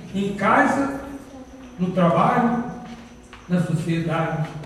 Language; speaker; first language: Portuguese; native; Portuguese